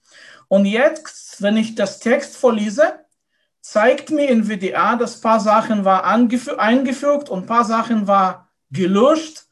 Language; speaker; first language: German; non-native, fluent; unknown